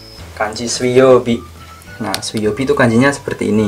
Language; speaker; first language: Indonesian; native; Indonesian